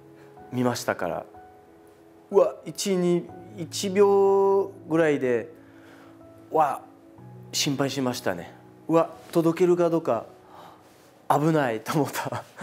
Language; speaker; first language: Japanese; non-native, fluent; French